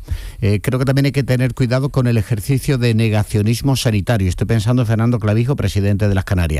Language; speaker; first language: Spanish; native; Spanish